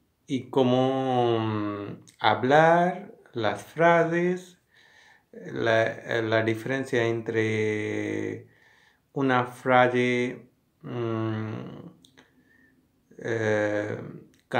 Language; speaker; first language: Spanish; non-native, learner; Hindi